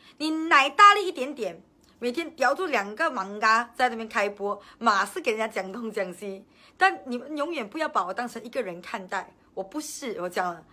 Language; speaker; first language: Chinese; native; Chinese